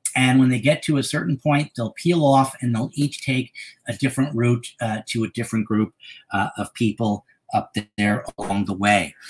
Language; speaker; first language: English; native; English